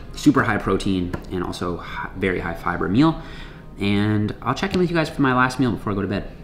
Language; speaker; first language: English; native; English